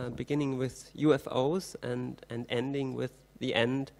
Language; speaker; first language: English; non-native, fluent; German